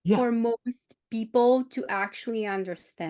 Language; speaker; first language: English; non-native, fluent; Romanian